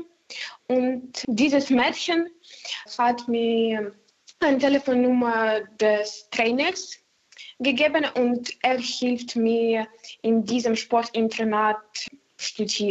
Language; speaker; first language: German; non-native, learner; Ukrainian